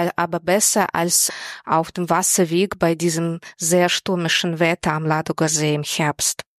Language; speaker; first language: German; non-native, fluent; Russian